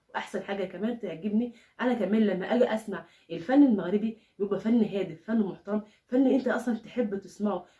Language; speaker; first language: Arabic; native; Arabic